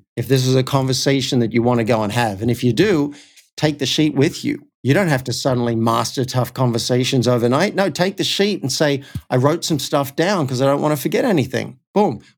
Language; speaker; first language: English; native; English